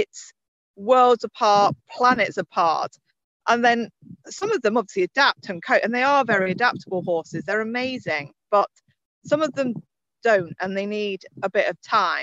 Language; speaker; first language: English; native; English